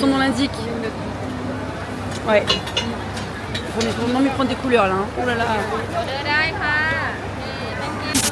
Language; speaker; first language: French; native; French